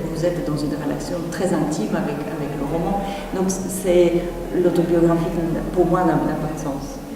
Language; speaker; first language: French; non-native, fluent; Czech